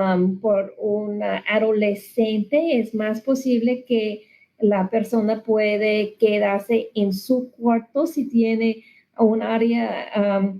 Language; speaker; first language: Spanish; non-native, learner; English